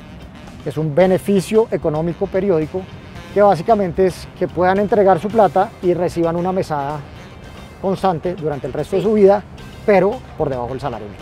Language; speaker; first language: Spanish; native; Spanish